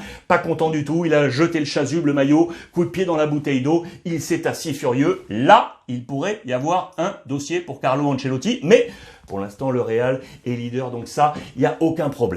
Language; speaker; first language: French; native; French